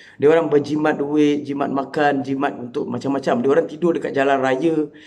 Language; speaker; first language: Malay; non-native, local second language; Tamil